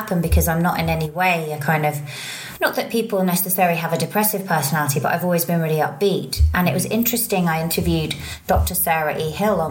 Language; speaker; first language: English; native; English